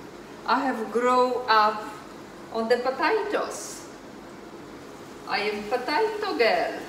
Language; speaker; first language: English; non-native, learner; Polish